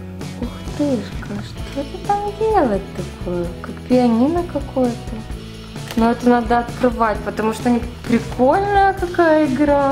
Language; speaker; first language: Russian; native; Russian